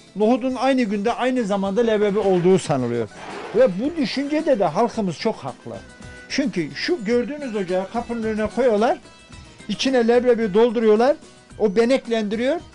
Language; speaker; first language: Turkish; native; Turkish